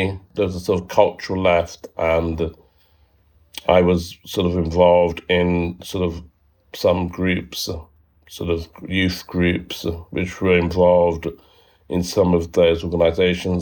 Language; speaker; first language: English; native; English